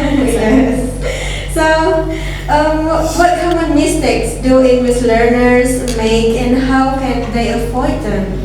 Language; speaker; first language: English; non-native, learner; Indonesian